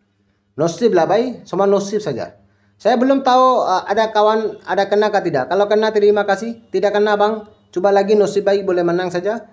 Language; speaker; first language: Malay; non-native, local second language; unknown